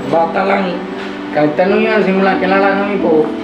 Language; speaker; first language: Filipino; non-native, learner; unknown